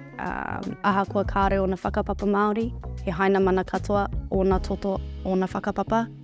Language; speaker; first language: Māori; native; Māori